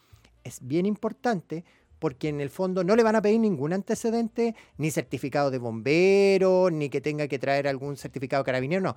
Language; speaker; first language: Spanish; native; Spanish